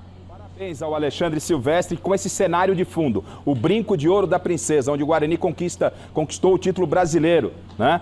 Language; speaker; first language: Portuguese; native; Portuguese